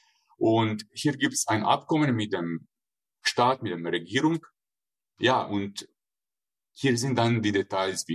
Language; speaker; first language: German; non-native, fluent; Slovenian